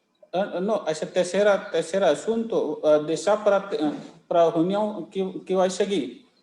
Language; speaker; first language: Portuguese; non-native, learner; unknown